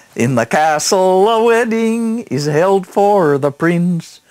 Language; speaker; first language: English; early bilingual, other home language; Finnish